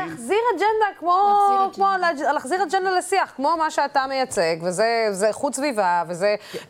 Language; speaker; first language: Hebrew; non-native, local second language; Arabic